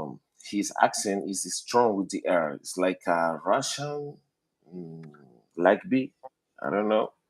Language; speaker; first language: English; non-native, learner; Spanish